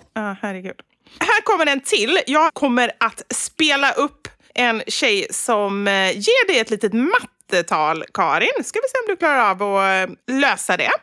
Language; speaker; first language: Swedish; native; Swedish